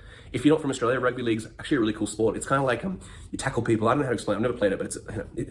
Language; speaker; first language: English; native; English